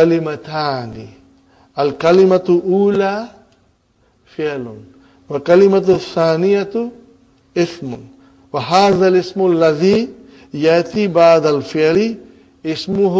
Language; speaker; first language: Arabic; non-native, fluent; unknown